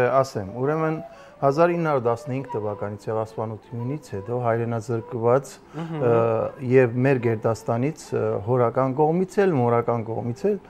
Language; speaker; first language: Armenian; early bilingual, heritage; Armenian